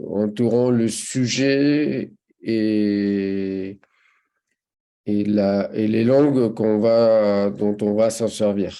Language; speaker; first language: French; non-native, fluent; Spanish